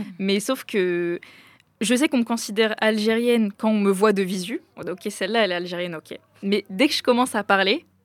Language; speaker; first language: French; native; French